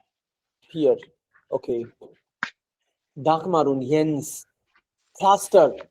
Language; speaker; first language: German; non-native, fluent; Hindi